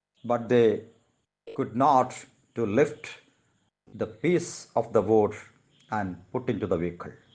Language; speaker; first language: English; non-native, local second language; Malayalam